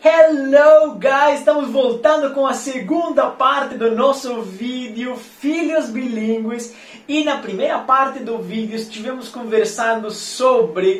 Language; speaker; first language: Portuguese; non-native, fluent; Spanish